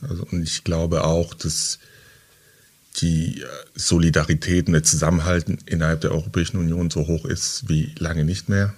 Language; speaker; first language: German; early bilingual, other home language; French